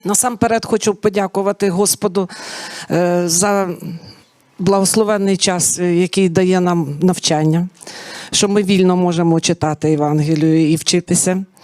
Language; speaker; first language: Ukrainian; non-native, local second language; Russian